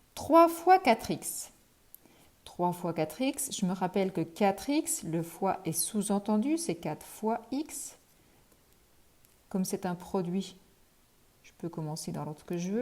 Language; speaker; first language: French; native; French